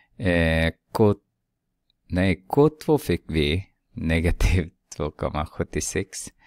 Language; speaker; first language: Swedish; non-native, fluent; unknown